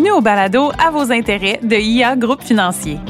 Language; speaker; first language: French; native; French